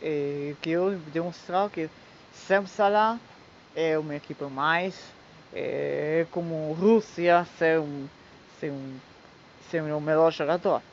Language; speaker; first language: Portuguese; non-native, learner; Spanish